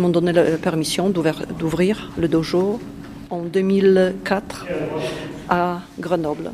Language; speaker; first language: French; non-native, fluent; Polish